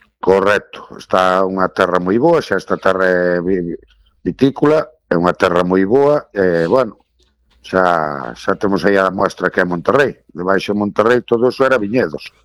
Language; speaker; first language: Galician; native; Galician